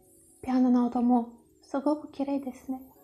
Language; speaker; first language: Japanese; non-native, fluent; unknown